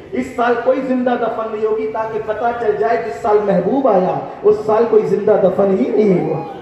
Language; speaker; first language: Urdu; native; Urdu